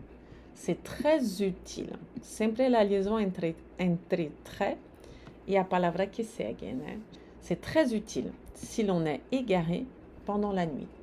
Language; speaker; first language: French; non-native, fluent; Portuguese